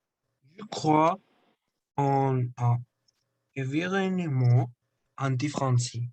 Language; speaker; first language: French; non-native, learner; Spanish